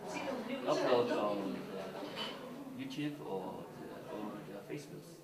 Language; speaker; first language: English; non-native, learner; Korean